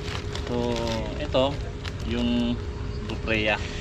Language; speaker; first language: Filipino; native; Filipino